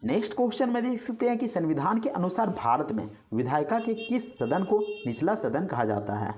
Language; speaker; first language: Hindi; native; Hindi